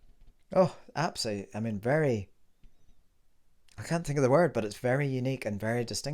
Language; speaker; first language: English; native; English